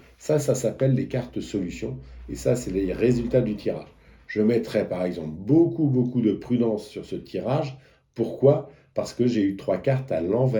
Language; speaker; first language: French; native; French